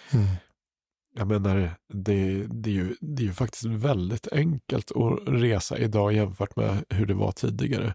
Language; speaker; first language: Swedish; native; Swedish